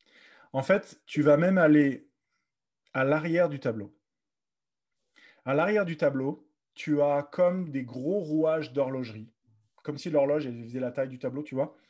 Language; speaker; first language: French; native; French